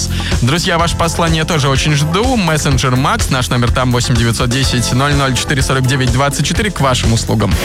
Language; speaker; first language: Russian; native; Russian